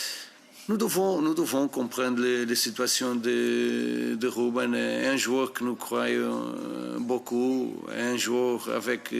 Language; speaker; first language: French; non-native, fluent; Portuguese